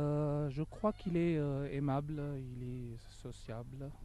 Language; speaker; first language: French; non-native, learner; Arabic